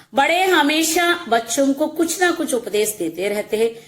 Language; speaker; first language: Hindi; non-native, local second language; Telugu